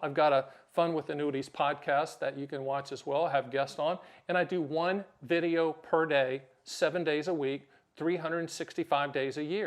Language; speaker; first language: English; native; English